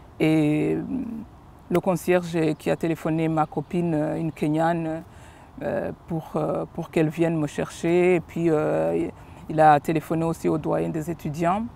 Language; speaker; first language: French; non-native, local second language; Kinyarwanda